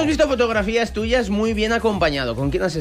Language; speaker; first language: Spanish; native; Spanish